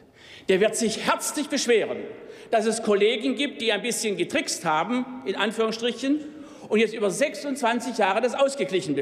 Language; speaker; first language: German; native; German